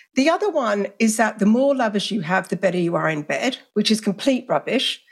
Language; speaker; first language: English; native; English